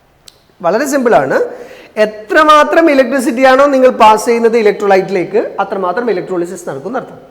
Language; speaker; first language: Malayalam; native; Malayalam